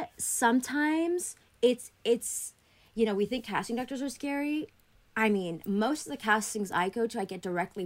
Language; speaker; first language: English; early bilingual, other home language; Greek